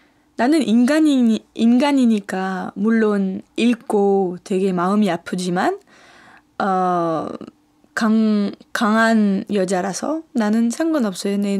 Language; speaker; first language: Korean; non-native, fluent; French